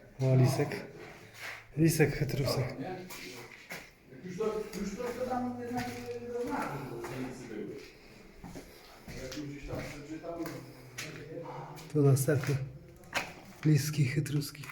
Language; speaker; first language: Polish; native; Polish